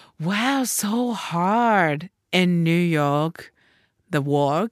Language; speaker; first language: English; non-native, learner; Japanese